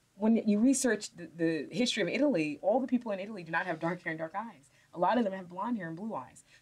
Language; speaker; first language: English; native; English